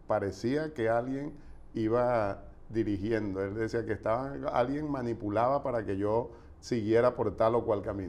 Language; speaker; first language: Spanish; native; Spanish